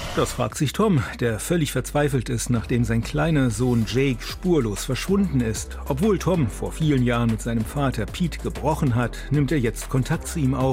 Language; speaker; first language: German; native; German